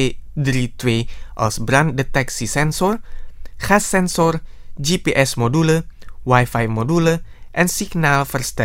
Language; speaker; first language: Dutch; non-native, fluent; Indonesian